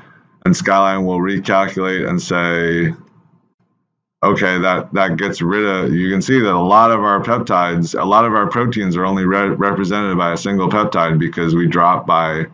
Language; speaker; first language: English; native; English